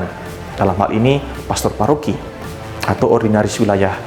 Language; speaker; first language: Indonesian; native; Indonesian